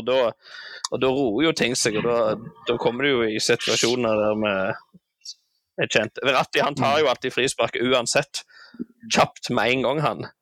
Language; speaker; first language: Norwegian; native; Norwegian